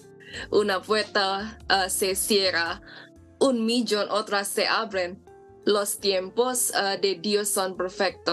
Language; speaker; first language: Spanish; non-native, learner; Indonesian